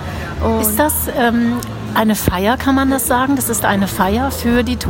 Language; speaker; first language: German; native; German